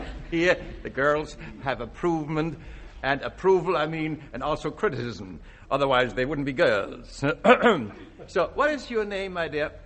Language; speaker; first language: English; non-native, fluent; Dutch